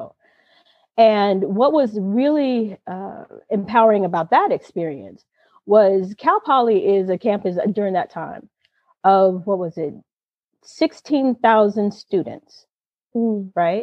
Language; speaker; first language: English; native; English